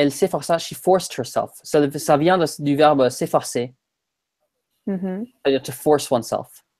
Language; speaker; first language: French; non-native, fluent; English